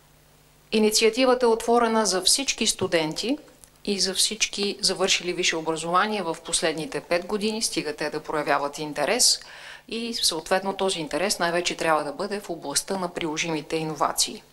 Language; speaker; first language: Bulgarian; native; Bulgarian